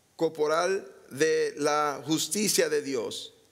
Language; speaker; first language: Spanish; non-native, learner; English